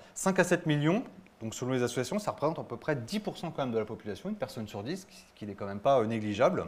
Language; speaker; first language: French; native; French